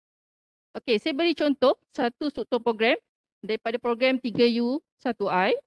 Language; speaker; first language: Malay; native; Malay